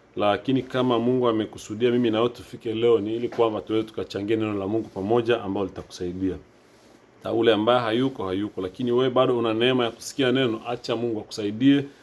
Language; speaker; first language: Swahili; native; Swahili